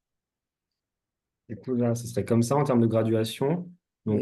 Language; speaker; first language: French; native; French